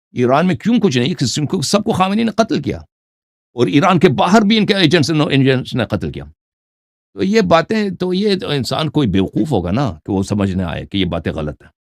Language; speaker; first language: Urdu; non-native, fluent; Persian